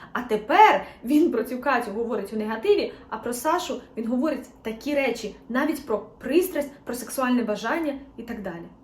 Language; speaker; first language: Ukrainian; non-native, local second language; Russian